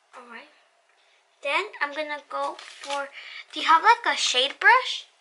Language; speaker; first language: English; early bilingual, other home language; Spanish